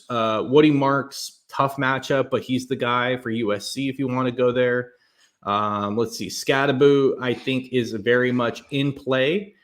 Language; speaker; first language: English; native; English